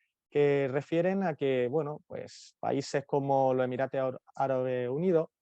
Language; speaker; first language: Spanish; native; Spanish